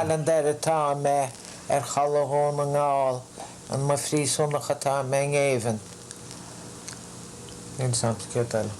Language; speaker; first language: Irish; native; Irish